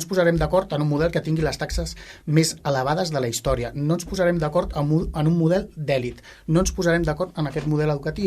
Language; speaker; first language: Catalan; native; Catalan